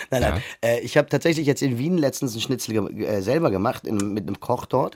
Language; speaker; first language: German; native; German